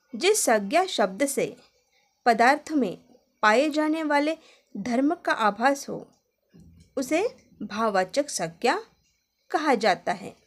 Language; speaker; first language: Hindi; non-native, local second language; Marathi